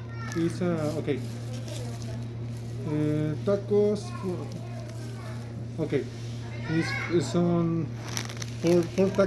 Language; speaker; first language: English; non-native, learner; Spanish